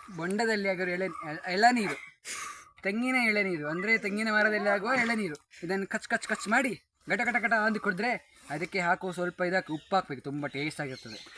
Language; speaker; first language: Kannada; non-native, local second language; Konkani